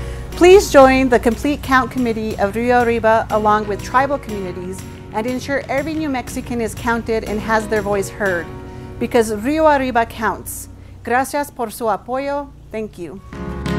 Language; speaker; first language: English; native; English